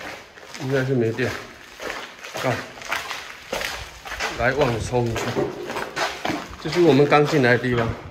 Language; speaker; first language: Chinese; native; Chinese